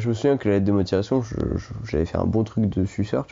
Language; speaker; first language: French; native; French